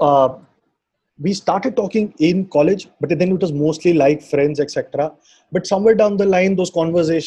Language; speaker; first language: English; non-native, local second language; Hindi